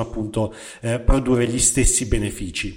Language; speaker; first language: Italian; native; Italian